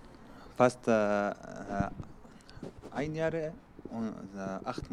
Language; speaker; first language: German; non-native, learner; Arabic